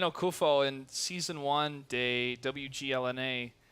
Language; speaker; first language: Spanish; non-native, learner; English